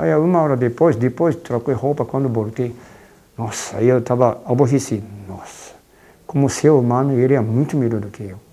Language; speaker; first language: Portuguese; non-native, fluent; Japanese